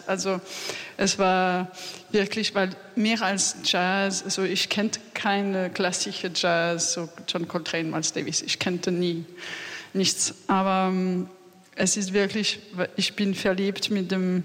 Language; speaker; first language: German; non-native, learner; French